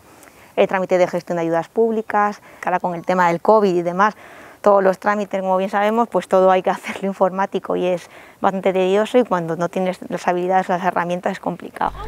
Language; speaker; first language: Spanish; native; Spanish